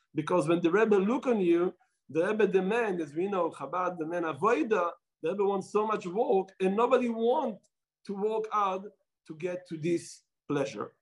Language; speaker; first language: English; non-native, fluent; Hebrew